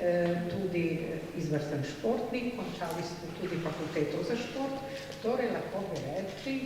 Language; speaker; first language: Slovenian; native; Slovenian